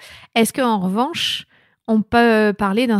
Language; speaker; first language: French; native; French